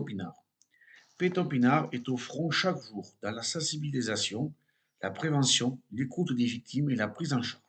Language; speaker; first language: French; native; French